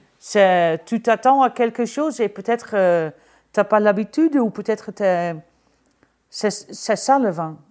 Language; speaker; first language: French; non-native, fluent; Dutch